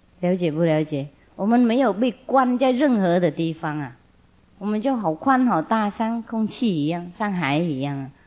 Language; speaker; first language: Chinese; non-native, fluent; Vietnamese